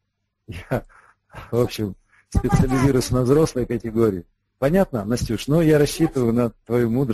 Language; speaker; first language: Russian; native; Russian